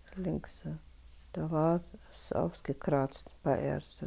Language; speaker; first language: German; non-native, learner; Russian